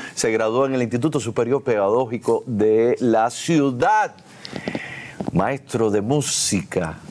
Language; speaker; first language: Spanish; native; Spanish